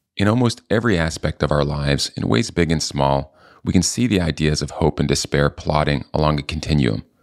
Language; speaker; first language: English; native; English